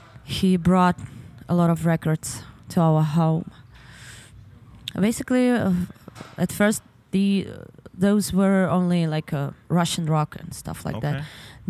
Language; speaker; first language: English; non-native, fluent; Ukrainian